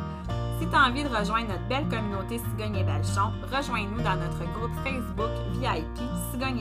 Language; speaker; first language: French; native; French